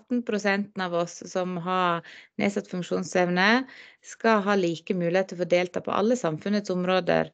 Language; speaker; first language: Norwegian; native; Norwegian